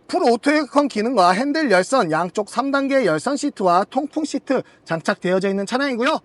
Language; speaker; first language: Korean; native; Korean